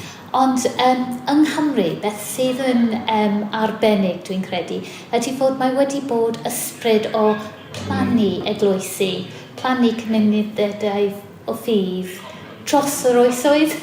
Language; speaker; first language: Welsh; non-native, fluent; English